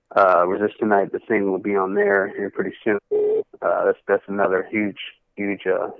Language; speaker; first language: English; native; English